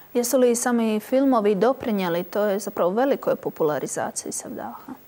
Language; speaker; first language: Croatian; native; Croatian